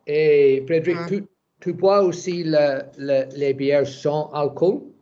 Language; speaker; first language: French; non-native, learner; English